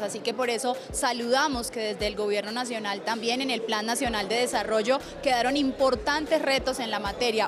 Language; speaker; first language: Spanish; native; Spanish